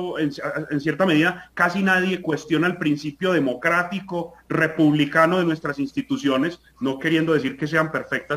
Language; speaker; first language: Spanish; native; Spanish